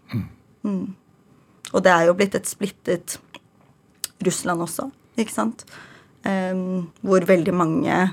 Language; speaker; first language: Norwegian; early bilingual, other home language; Ukrainian